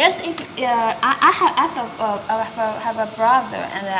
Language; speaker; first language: English; non-native, learner; Chinese